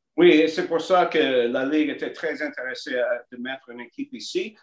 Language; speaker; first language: French; non-native, local second language; English